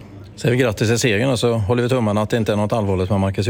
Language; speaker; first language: Swedish; native; Swedish